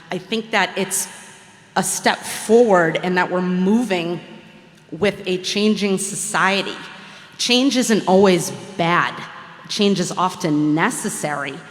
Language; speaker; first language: English; native; English